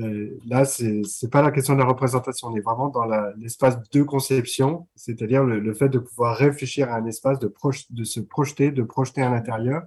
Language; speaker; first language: French; native; French